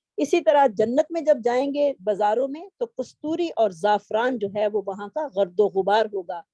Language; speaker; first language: Urdu; native; Urdu